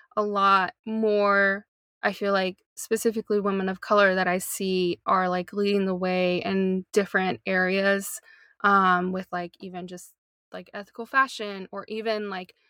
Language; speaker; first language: English; native; English